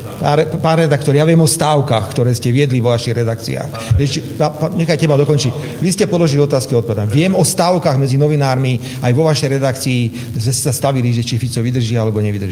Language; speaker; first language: Slovak; native; Slovak